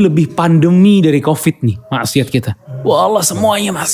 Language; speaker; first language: Indonesian; native; Indonesian